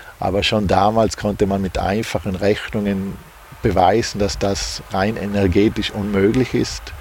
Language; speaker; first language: German; native; German